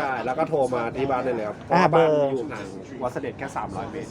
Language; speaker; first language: Thai; native; Thai